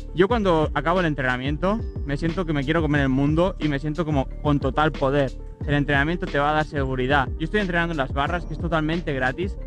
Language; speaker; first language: Spanish; native; Spanish